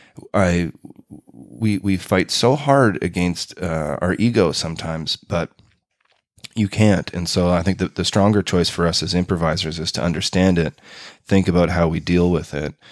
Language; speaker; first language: English; native; English